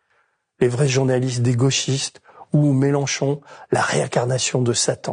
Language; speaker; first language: French; native; French